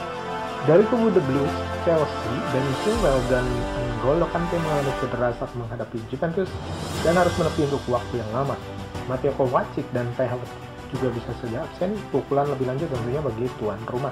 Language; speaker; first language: Indonesian; native; Indonesian